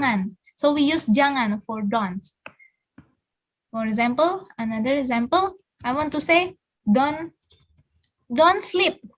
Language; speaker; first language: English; non-native, fluent; Indonesian